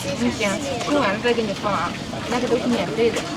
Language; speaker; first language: Chinese; native; Chinese